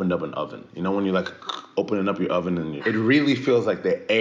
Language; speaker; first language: English; early bilingual, other home language; French